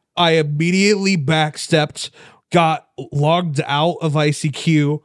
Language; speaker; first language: English; native; English